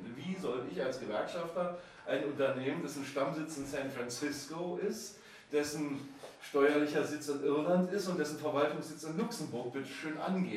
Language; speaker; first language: German; native; German